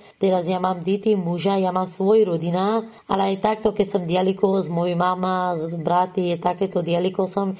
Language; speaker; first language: Slovak; non-native, learner; Persian